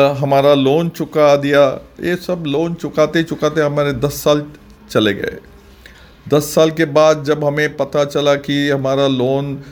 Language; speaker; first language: Hindi; non-native, local second language; Marathi